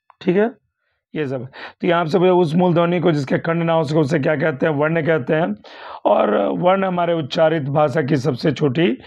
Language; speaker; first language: Hindi; native; Hindi